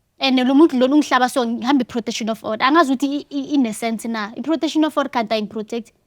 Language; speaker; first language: Zulu; native; Zulu